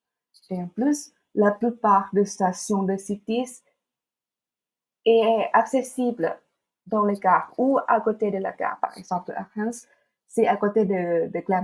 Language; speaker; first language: French; non-native, fluent; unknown